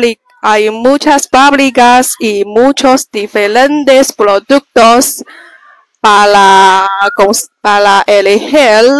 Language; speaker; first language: Spanish; non-native, learner; Chinese